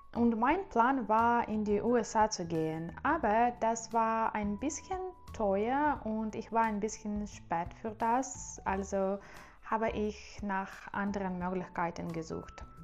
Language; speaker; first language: German; non-native, learner; Ukrainian